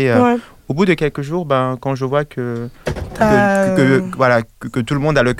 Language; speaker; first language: English; non-native, fluent; French